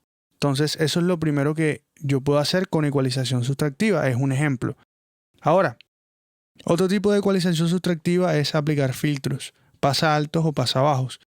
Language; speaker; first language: Spanish; native; Spanish